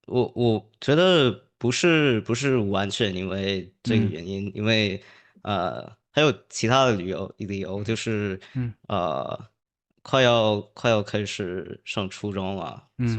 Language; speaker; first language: Chinese; early bilingual, heritage; English